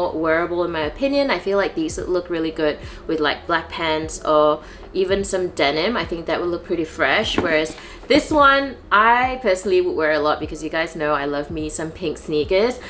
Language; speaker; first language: English; non-native, local second language; Chinese